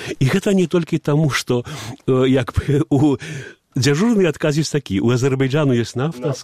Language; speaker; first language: Belarusian; native; Belarusian